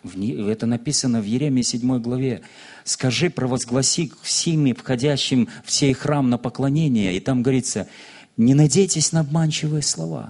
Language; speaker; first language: Russian; native; Russian